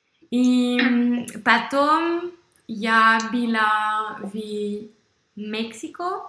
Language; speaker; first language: Russian; non-native, learner; French